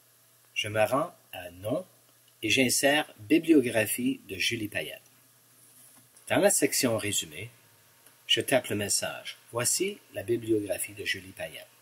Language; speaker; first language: French; non-native, local second language; English